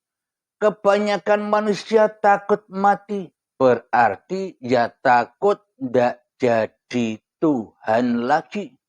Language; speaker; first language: Indonesian; non-native, local second language; Javanese